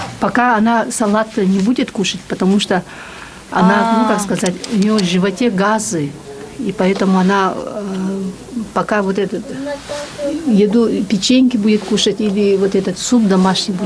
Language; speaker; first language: Russian; non-native, local second language; Tuvinian